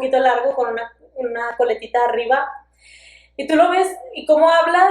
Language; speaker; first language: Spanish; native; Spanish